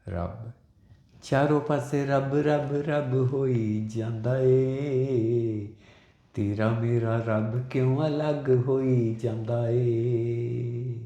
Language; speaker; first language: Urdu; non-native, local second language; Punjabi